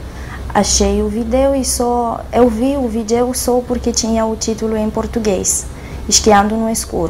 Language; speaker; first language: Portuguese; non-native, fluent; Romanian